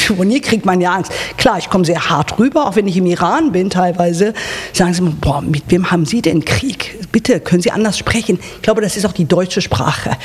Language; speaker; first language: German; non-native, fluent; Persian